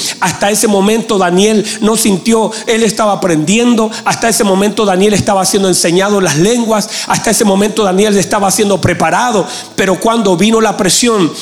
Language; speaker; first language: Spanish; native; Spanish